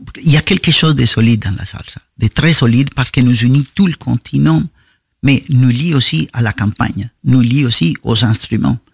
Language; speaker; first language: French; non-native, fluent; Spanish